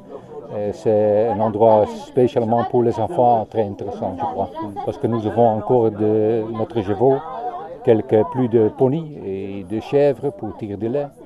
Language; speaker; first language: French; non-native, learner; Dutch